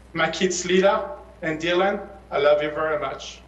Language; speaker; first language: English; early bilingual, other home language; Persian